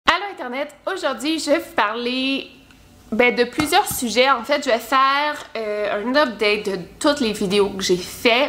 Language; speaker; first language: French; native; French